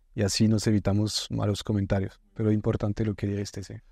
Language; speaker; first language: Spanish; non-native, fluent; French